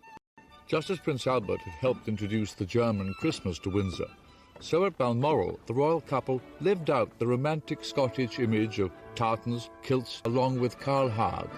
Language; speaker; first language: English; native; English